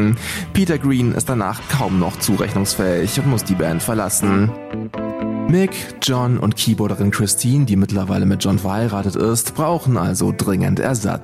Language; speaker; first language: German; native; German